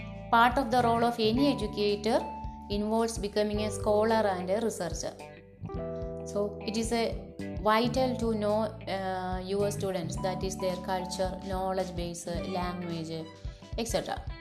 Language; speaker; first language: English; non-native, local second language; Malayalam